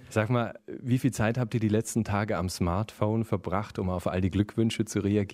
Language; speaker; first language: German; native; German